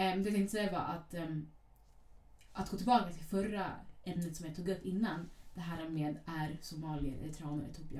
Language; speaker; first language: Swedish; early bilingual, other home language; Somali